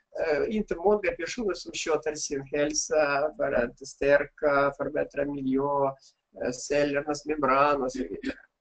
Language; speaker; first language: Swedish; non-native, fluent; Russian